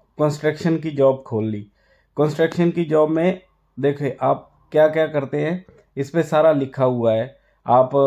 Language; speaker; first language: Hindi; non-native, local second language; Punjabi